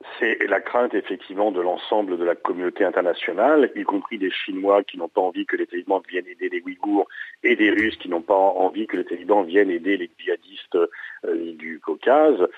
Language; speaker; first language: French; native; French